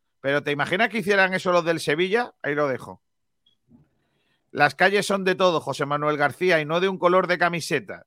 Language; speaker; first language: Spanish; native; Spanish